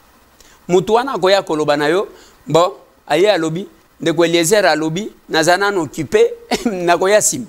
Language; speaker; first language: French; non-native, local second language; Lingala